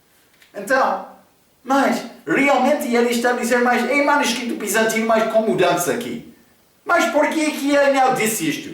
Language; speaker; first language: Portuguese; non-native, fluent; English